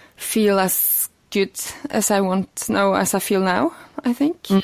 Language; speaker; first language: English; non-native, fluent; Norwegian